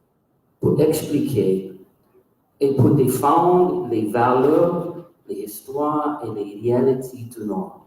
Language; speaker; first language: French; non-native, local second language; English